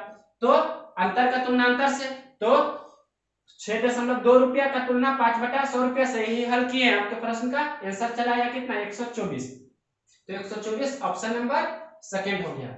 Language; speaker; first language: Hindi; native; Hindi